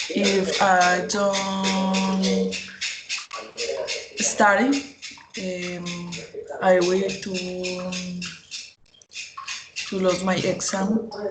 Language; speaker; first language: English; non-native, learner; Spanish